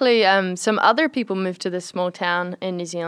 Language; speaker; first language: English; native; English